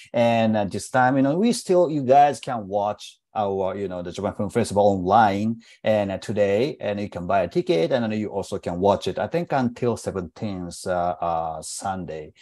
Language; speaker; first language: English; non-native, fluent; Japanese